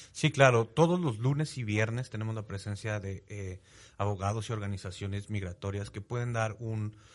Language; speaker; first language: Spanish; native; Spanish